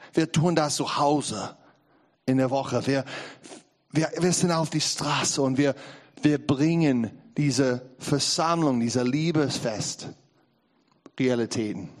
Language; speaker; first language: German; non-native, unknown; English